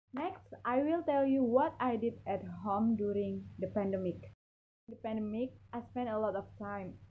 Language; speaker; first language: English; non-native, learner; Indonesian